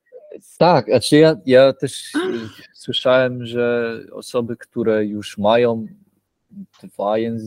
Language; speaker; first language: Polish; early bilingual, heritage; Polish